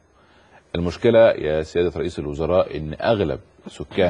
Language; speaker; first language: Arabic; native; Arabic